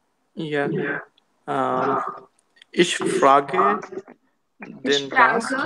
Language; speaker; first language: German; non-native, learner; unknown